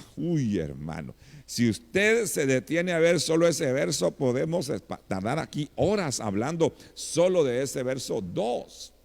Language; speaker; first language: Spanish; native; Spanish